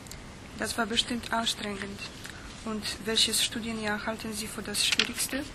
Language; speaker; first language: German; non-native, fluent; Polish